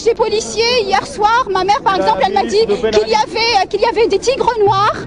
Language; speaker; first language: French; non-native, local second language; Arabic